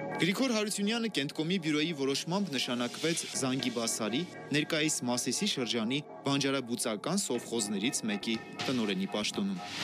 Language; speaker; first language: Armenian; native; Armenian